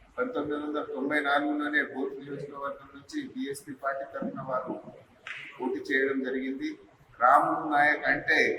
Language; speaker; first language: Telugu; non-native, local second language; Lambadi